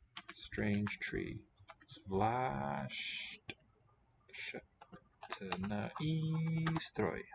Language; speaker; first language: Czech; non-native, learner; English